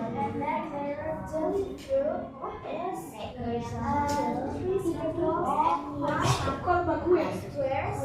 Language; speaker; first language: English; non-native, learner; Indonesian